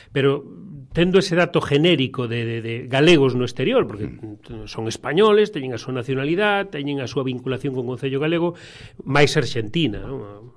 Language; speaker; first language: Galician; native; Galician